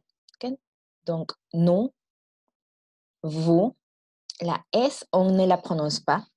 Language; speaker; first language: French; non-native, fluent; Spanish